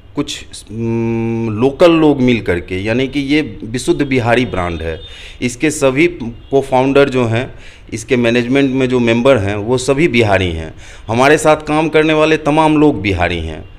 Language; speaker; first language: Hindi; native; Hindi